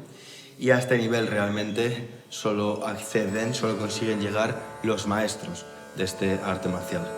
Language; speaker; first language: Spanish; native; Spanish